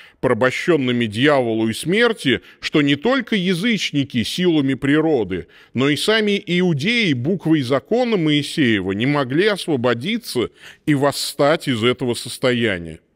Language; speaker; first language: Russian; native; Russian